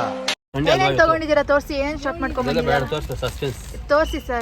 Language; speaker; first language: Kannada; native; Kannada